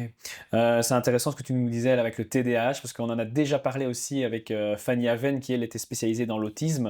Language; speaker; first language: French; native; French